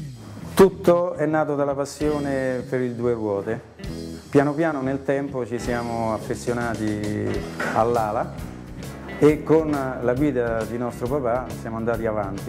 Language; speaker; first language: Italian; native; Italian